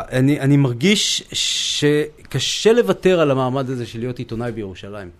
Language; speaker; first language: Hebrew; native; Hebrew